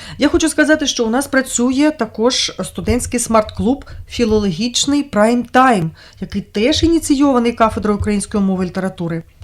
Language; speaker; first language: Ukrainian; native; Ukrainian